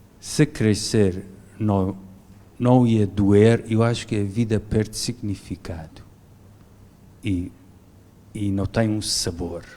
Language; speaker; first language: Portuguese; non-native, fluent; Persian